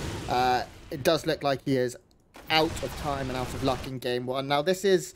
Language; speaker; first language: English; native; English